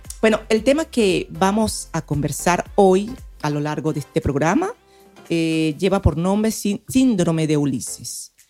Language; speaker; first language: Spanish; native; Spanish